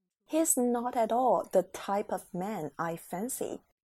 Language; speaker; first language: English; non-native, fluent; Chinese